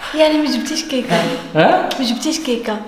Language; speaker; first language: Arabic; native; Arabic